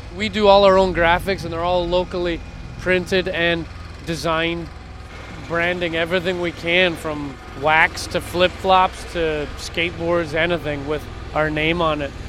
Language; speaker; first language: English; native; English